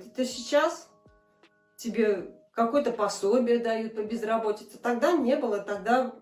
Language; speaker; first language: Russian; native; Russian